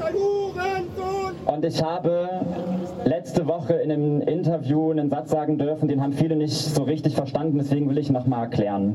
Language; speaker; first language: German; native; German